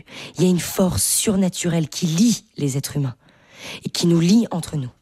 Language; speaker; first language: French; native; French